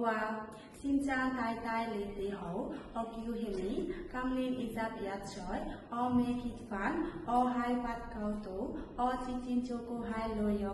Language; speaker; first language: Cantonese; non-native, learner; Bangla